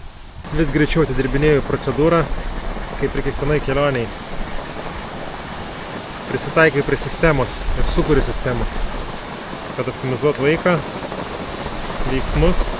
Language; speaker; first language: Lithuanian; native; Lithuanian